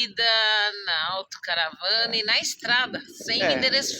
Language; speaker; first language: Portuguese; native; Portuguese